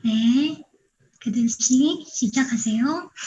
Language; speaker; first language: Korean; non-native, fluent; Filipino